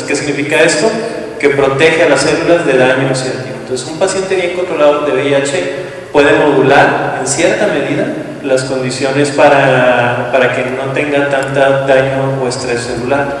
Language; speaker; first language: Spanish; native; Spanish